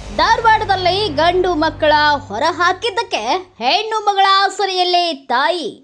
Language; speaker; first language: Kannada; native; Kannada